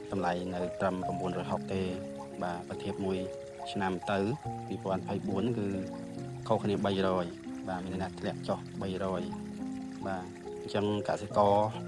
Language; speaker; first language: Khmer; native; Khmer